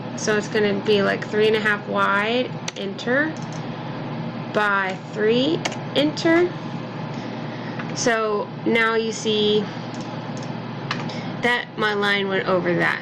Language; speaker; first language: English; native; English